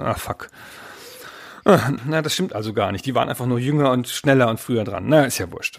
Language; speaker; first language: German; native; German